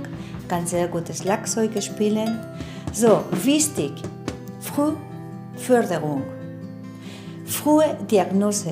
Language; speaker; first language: German; non-native, fluent; Spanish